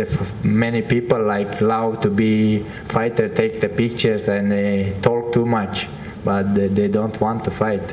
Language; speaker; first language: English; non-native, learner; Chechen